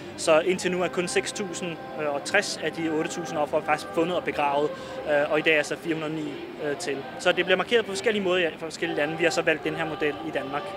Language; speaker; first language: Danish; early bilingual, other home language; Bosnian